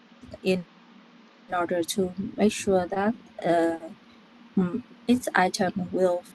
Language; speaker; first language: English; non-native, learner; Vietnamese